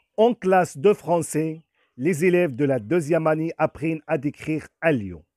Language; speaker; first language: French; non-native, local second language; Arabic